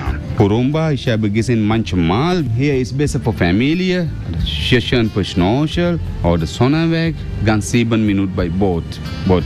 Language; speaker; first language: German; non-native, learner; Sinhala